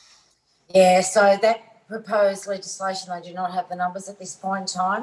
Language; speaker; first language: English; native; English